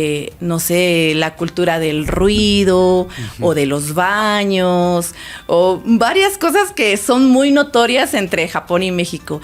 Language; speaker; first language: Spanish; native; Spanish